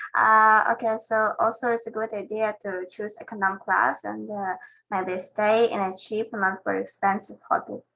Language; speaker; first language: English; non-native, learner; Ukrainian